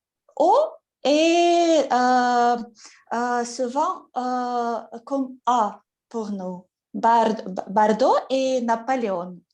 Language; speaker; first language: French; non-native, learner; Russian